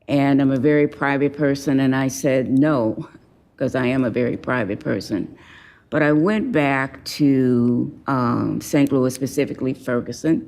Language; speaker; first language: English; native; English